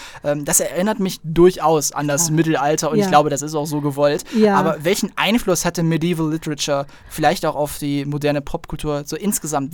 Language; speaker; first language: German; native; German